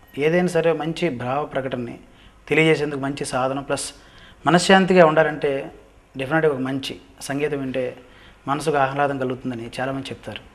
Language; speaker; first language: Telugu; native; Telugu